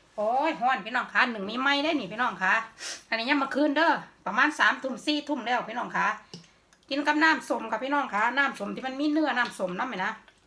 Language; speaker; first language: Thai; native; Thai